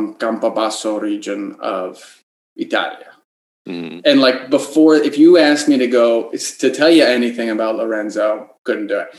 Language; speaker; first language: English; native; English